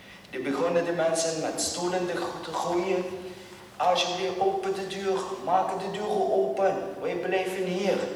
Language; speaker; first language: Dutch; non-native, learner; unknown